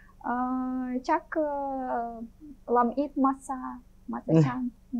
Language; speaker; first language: Vietnamese; non-native, fluent; Ukrainian